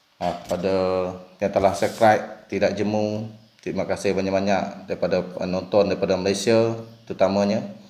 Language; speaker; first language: Malay; non-native, local second language; Iban